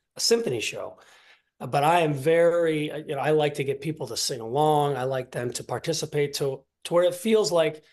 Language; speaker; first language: English; native; English